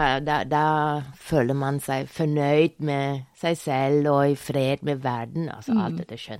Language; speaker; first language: Norwegian; non-native, fluent; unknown